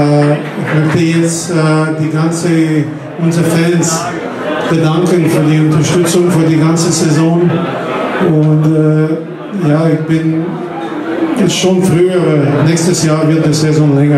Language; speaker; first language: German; non-native, fluent; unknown